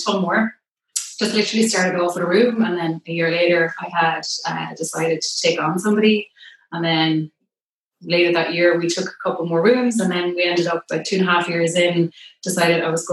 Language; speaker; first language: English; native; English